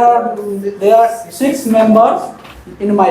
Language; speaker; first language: English; non-native, learner; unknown